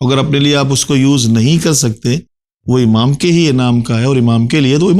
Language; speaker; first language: Urdu; native; Urdu